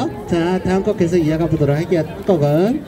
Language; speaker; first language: Korean; native; Korean